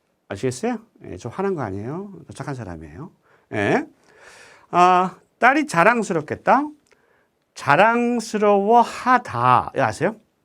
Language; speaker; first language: Korean; native; Korean